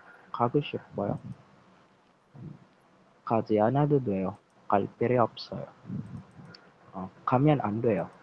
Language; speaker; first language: Korean; non-native, learner; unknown